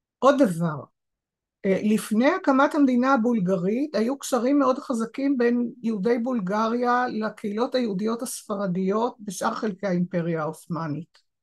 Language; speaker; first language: Hebrew; native; Hebrew